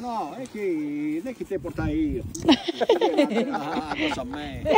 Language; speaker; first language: Italian; native; Italian